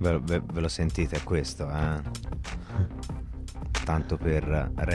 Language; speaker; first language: Italian; native; Italian